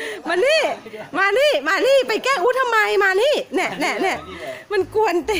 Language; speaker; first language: Thai; native; Thai